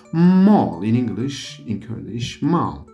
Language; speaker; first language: English; non-native, learner; Kurdish